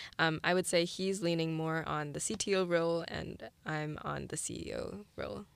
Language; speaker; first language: English; early bilingual, other home language; Chinese